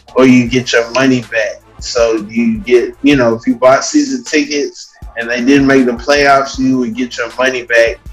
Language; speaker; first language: English; native; English